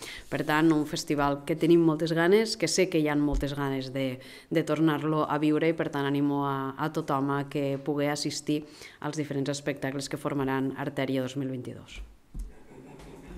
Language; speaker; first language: Catalan; native; Catalan